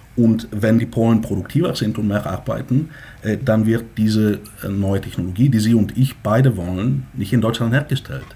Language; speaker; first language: German; non-native, fluent; Bulgarian